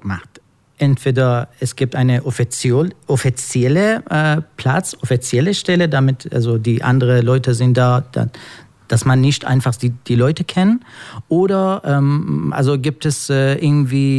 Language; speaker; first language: German; non-native, learner; Persian